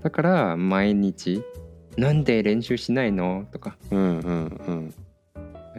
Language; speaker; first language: Japanese; non-native, fluent; Chinese